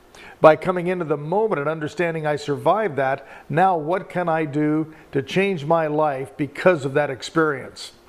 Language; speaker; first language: English; native; English